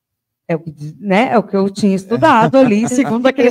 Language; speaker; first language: Portuguese; native; Portuguese